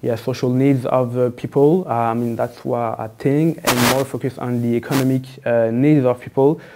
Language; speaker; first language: English; non-native, fluent; French